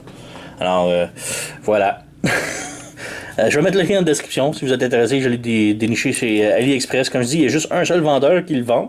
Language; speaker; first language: French; native; French